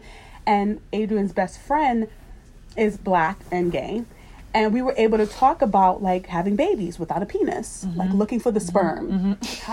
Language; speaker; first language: English; native; English